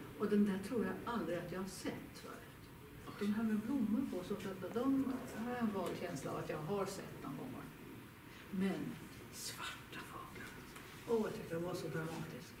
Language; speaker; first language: Swedish; native; Swedish